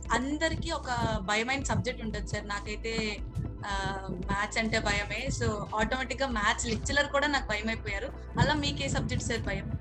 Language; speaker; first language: Telugu; native; Telugu